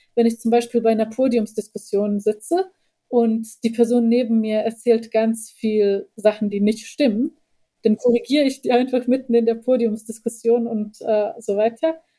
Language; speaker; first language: German; early bilingual, heritage; Bosnian